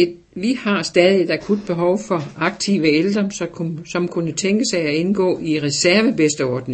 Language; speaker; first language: Danish; native; Danish